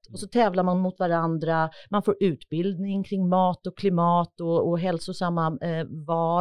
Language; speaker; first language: Swedish; native; Swedish